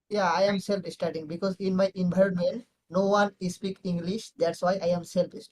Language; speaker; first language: English; non-native, learner; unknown